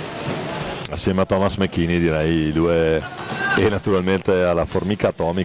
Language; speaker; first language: Italian; native; Italian